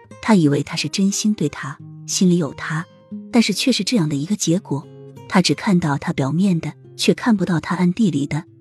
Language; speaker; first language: Chinese; native; Chinese